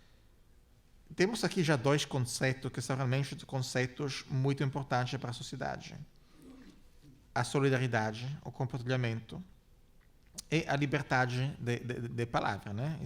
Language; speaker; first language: Portuguese; non-native, fluent; Italian